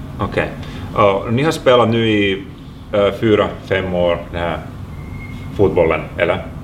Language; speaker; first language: Swedish; non-native, local second language; Finnish